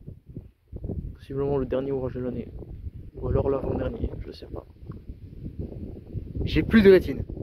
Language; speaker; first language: French; native; French